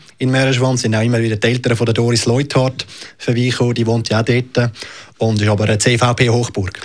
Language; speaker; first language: German; native; German